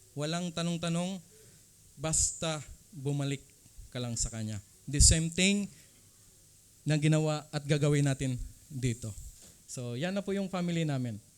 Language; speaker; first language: Filipino; non-native, local second language; Cebuano